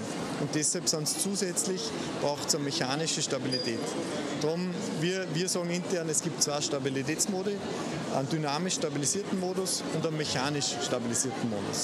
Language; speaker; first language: German; native; German